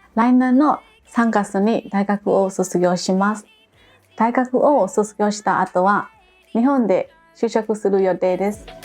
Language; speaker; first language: Japanese; non-native, fluent; Burmese